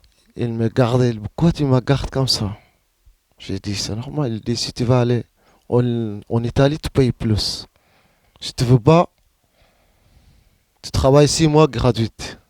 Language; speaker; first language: French; non-native, learner; Arabic